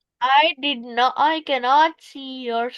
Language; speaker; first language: English; non-native, local second language; Urdu